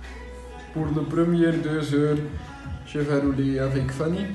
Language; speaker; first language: French; non-native, local second language; Dutch